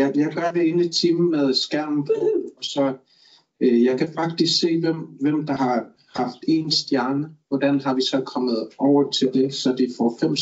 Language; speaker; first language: Danish; non-native, local second language; Kalaallisut